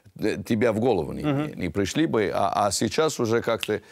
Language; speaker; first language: Russian; non-native, fluent; Italian